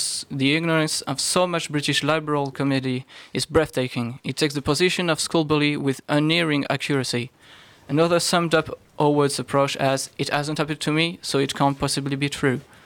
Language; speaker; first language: English; non-native, fluent; French